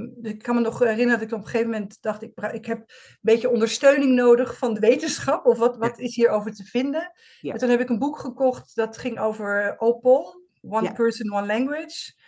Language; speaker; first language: Dutch; native; Dutch